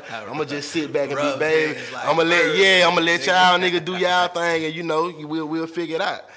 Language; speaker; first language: English; native; English